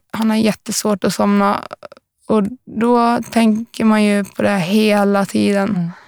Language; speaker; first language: Swedish; native; Swedish